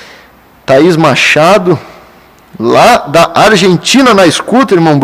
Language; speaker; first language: Portuguese; native; Portuguese